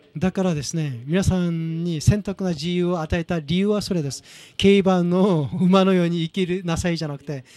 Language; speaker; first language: Japanese; non-native, fluent; Korean